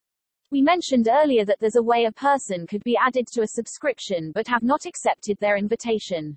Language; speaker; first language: English; native; English